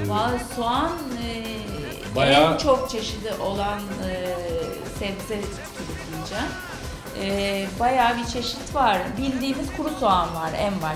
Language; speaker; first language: Turkish; native; Turkish